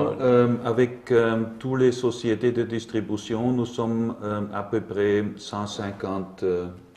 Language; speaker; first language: French; non-native, learner; German